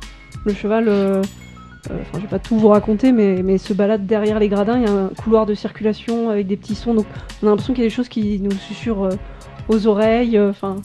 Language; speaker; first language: French; native; French